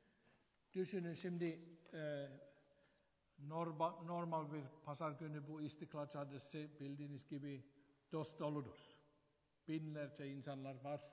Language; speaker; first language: Turkish; non-native, fluent; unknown